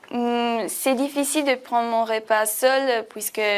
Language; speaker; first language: French; non-native, fluent; Arabic